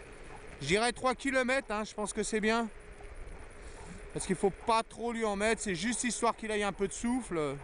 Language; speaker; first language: French; native; French